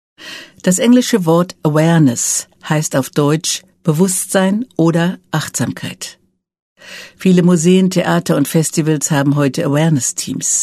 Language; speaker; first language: German; native; German